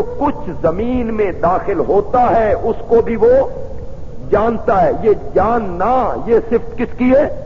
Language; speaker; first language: Urdu; non-native, local second language; Punjabi